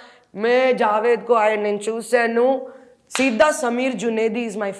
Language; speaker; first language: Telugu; non-native, local second language; Hindi